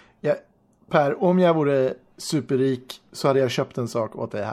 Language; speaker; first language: Swedish; native; Swedish